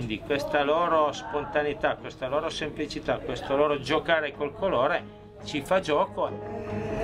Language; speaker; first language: Italian; native; Italian